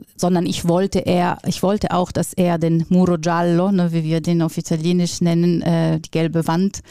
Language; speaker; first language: German; non-native, fluent; Italian